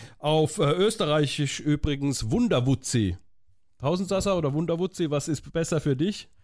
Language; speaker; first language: German; native; German